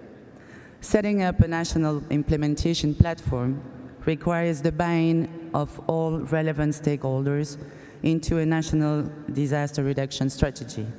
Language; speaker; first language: English; non-native, fluent; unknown